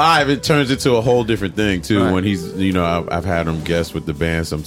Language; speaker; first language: English; native; English